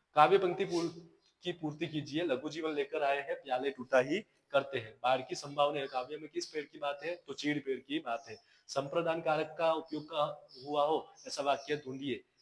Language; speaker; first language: Hindi; non-native, local second language; Gujarati